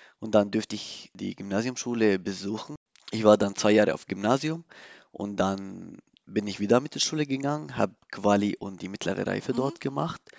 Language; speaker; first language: German; non-native, learner; Arabic